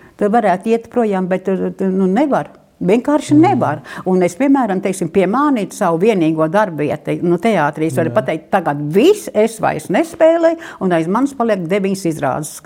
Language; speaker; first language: Latvian; native; Latvian